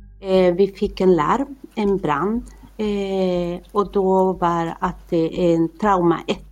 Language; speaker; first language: Swedish; non-native, fluent; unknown